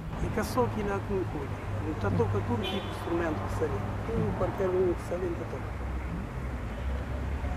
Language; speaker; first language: Portuguese; non-native, local second language; Upper Guinea Crioulo